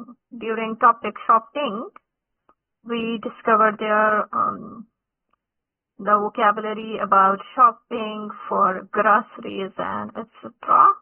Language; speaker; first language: English; non-native, local second language; Urdu